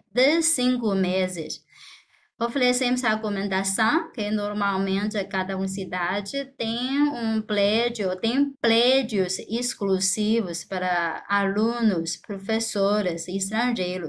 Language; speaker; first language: Portuguese; non-native, fluent; Chinese